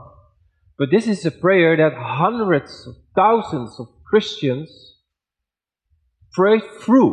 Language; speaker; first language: English; non-native, fluent; Dutch